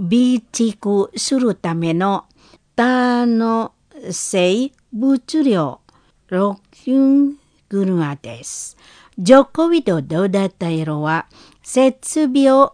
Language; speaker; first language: Japanese; non-native, fluent; Indonesian